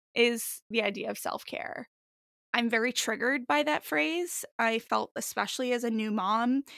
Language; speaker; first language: English; native; English